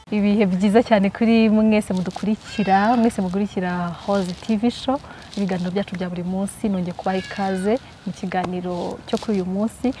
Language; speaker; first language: Kinyarwanda; native; Kinyarwanda